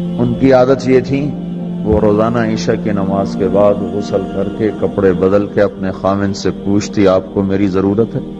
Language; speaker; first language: Urdu; non-native, local second language; Punjabi